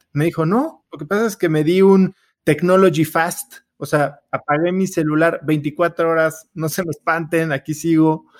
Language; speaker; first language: Spanish; native; Spanish